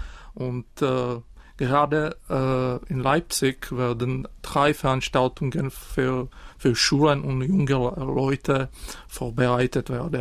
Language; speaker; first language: German; non-native, fluent; Czech